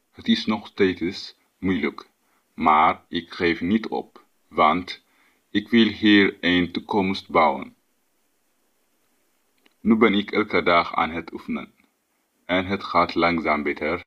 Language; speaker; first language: Dutch; non-native, learner; Tigrinya